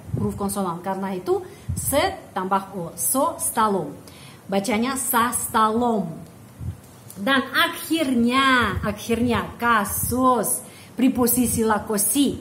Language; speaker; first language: Indonesian; non-native, fluent; Russian